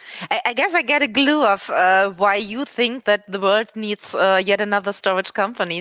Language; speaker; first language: English; non-native, fluent; German